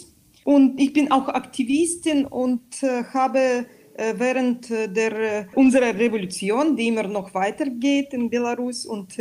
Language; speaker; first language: German; non-native, fluent; Russian